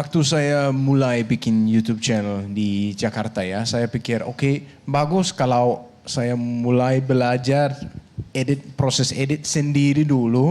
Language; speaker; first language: Indonesian; non-native, learner; Danish